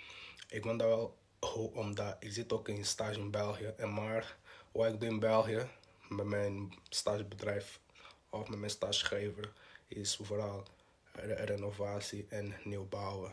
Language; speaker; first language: Dutch; non-native, local second language; Portuguese